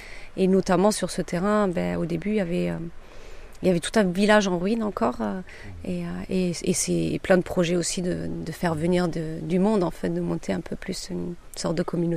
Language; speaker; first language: French; native; French